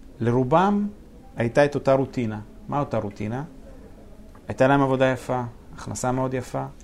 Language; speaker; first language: Hebrew; early bilingual, other home language; Russian